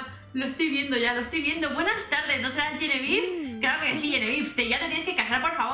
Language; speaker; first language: Spanish; native; Spanish